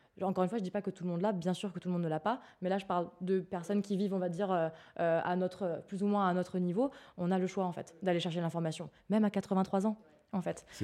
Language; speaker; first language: French; native; French